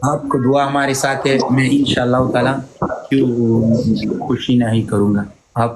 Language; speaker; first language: Hindi; non-native, learner; Pashto